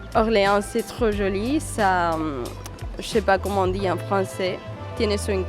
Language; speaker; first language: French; non-native, fluent; Spanish